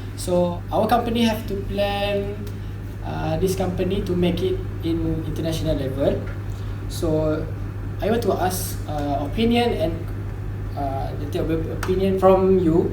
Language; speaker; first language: English; non-native, learner; Malay